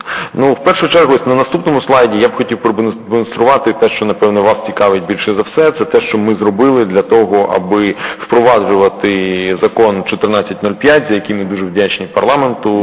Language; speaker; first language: Ukrainian; native; Ukrainian